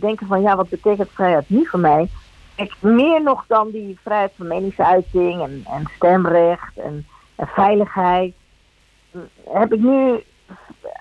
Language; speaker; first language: Dutch; early bilingual, other home language; Spanish